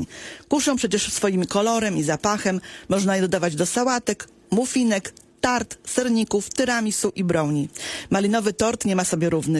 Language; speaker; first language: Polish; native; Polish